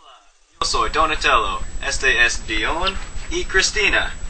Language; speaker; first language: Spanish; non-native, learner; English